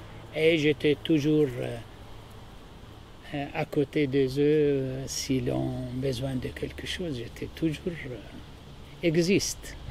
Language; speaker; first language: French; non-native, learner; Arabic